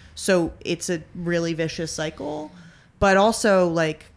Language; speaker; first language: English; native; English